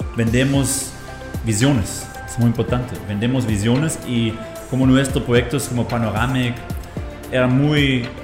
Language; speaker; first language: Spanish; non-native, fluent; German